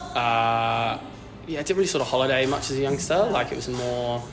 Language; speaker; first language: English; native; English